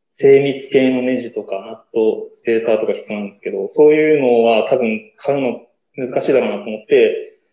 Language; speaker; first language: Japanese; native; Japanese